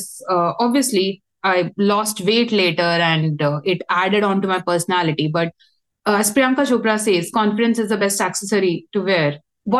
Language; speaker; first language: English; non-native, local second language; Hindi